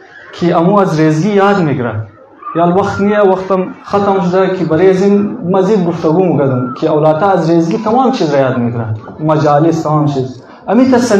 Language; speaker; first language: Persian; native; Persian